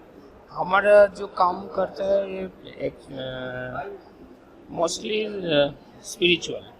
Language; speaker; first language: Hindi; non-native, local second language; Bangla